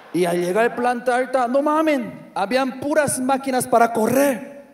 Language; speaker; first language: Spanish; non-native, fluent; Korean